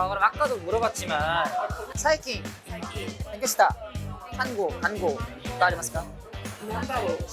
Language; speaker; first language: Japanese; non-native, learner; Korean